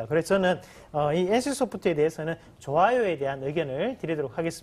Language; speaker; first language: Korean; native; Korean